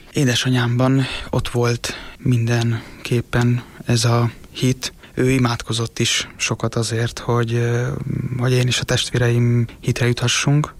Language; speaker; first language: Hungarian; native; Hungarian